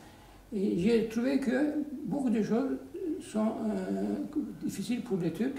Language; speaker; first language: French; non-native, fluent; Turkish